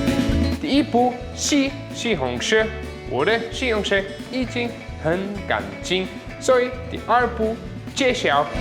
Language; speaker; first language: Chinese; non-native, fluent; German